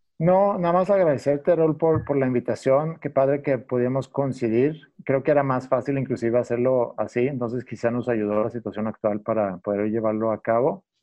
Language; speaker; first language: Spanish; non-native, fluent; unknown